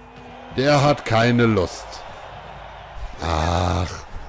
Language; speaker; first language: German; native; German